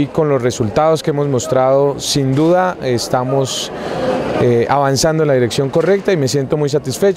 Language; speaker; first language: Spanish; native; Spanish